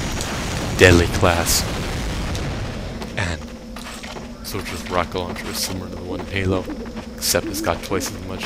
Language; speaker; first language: English; native; English